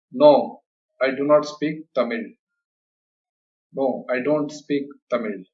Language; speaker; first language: English; non-native, local second language; Kannada